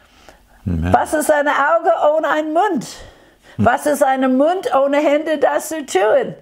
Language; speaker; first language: German; non-native, fluent; English